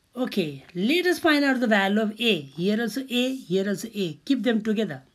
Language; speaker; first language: English; non-native, local second language; Nepali